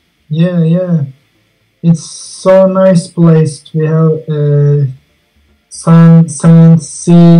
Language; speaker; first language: English; non-native, fluent; Turkish